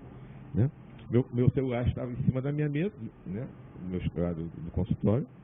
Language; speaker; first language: Portuguese; native; Portuguese